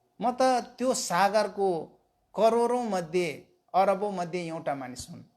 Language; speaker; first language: Nepali; non-native, local second language; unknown